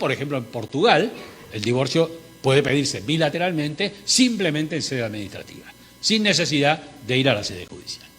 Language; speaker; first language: Spanish; native; Spanish